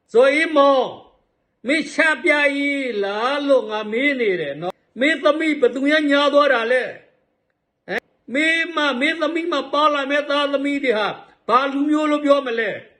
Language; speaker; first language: Burmese; native; Burmese